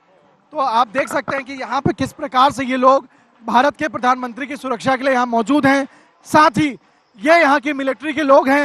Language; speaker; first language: Hindi; native; Hindi